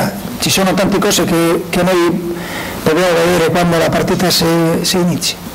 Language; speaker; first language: Italian; non-native, learner; Spanish